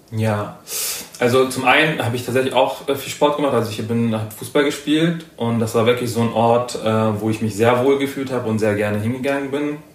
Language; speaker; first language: German; early bilingual, other home language; Persian